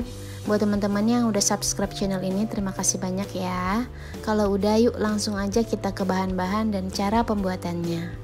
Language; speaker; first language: Indonesian; native; Indonesian